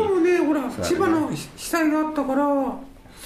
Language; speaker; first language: Japanese; native; Japanese